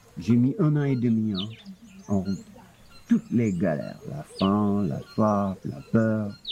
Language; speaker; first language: French; non-native, local second language; Wolof